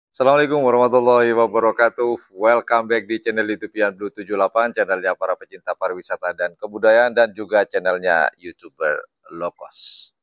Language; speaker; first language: Indonesian; non-native, local second language; Madurese